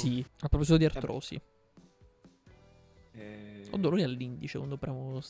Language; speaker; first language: Italian; native; Italian